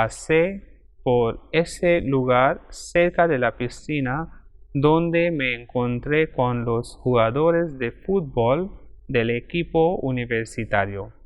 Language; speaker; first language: Spanish; non-native, fluent; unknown